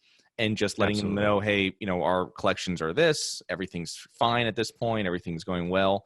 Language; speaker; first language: English; native; English